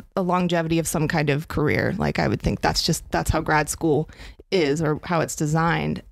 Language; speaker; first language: English; native; English